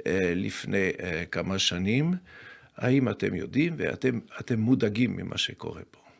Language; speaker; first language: Hebrew; non-native, fluent; French